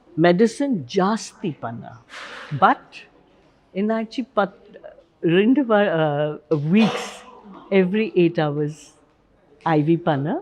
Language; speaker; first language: Tamil; non-native, learner; Hindi